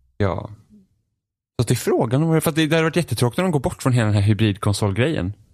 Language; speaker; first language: Swedish; native; Swedish